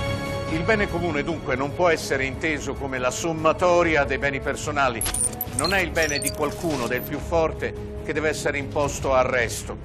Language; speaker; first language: Italian; native; Italian